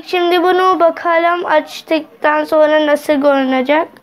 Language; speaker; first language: Turkish; non-native, learner; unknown